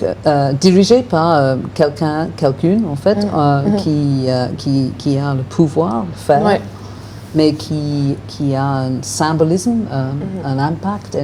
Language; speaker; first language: French; non-native, fluent; English